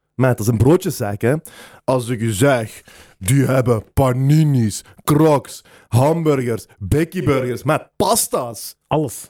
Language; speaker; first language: Dutch; native; Dutch